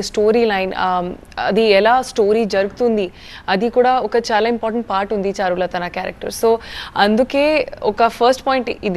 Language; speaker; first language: Telugu; non-native, fluent; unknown